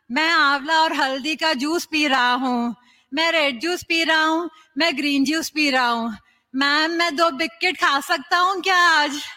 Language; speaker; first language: Hindi; native; Hindi